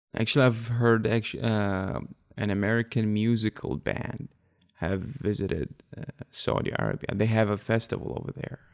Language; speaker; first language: English; non-native, fluent; Arabic